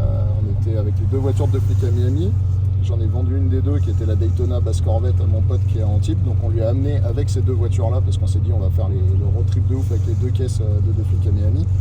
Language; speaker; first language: French; native; French